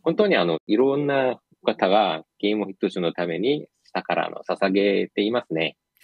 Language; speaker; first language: Japanese; non-native, fluent; Korean